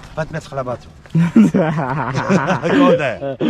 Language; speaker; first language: English; non-native, learner; German